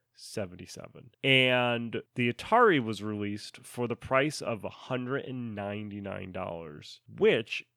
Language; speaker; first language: English; native; English